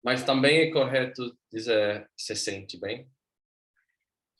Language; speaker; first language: Portuguese; non-native, learner; Swedish